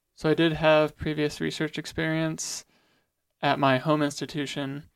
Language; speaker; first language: English; native; English